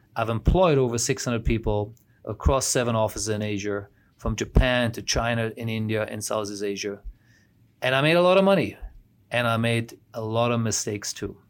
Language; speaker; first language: English; non-native, fluent; German